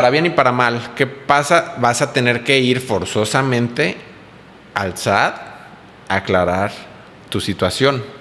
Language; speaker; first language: Spanish; native; Spanish